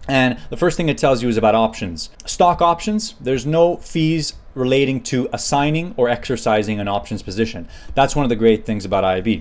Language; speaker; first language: English; native; English